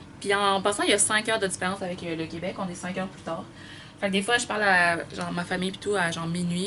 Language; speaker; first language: French; native; French